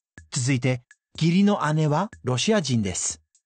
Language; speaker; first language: Japanese; non-native, fluent; English